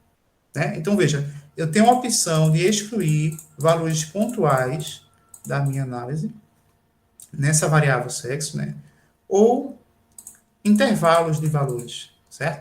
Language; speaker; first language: Portuguese; native; Portuguese